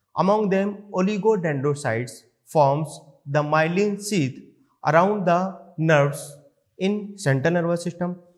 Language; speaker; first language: English; non-native, local second language; Hindi